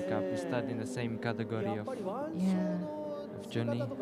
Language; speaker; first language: English; non-native, fluent; Japanese